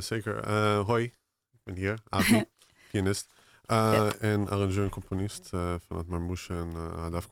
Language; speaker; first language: Dutch; non-native, fluent; Hebrew